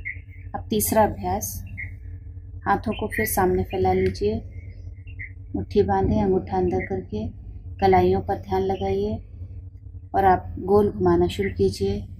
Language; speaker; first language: Hindi; native; Hindi